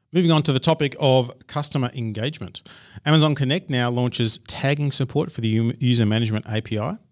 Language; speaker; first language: English; native; English